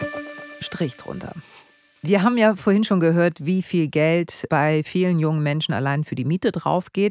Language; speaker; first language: German; native; German